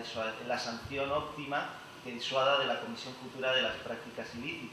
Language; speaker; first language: Spanish; native; Spanish